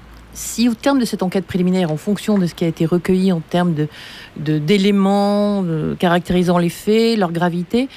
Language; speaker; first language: French; native; French